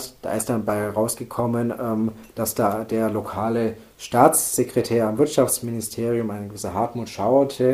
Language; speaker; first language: German; native; German